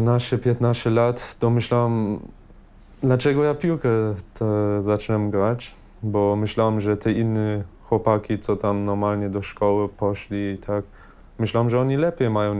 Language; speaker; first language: Polish; early bilingual, heritage; Polish